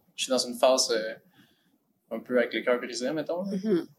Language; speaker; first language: French; early bilingual, other home language; Spanish